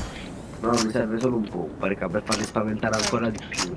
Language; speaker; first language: Italian; native; Italian